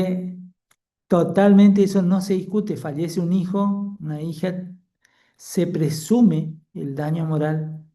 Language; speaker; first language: Spanish; native; Spanish